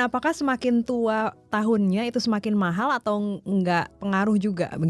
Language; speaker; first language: Indonesian; native; Indonesian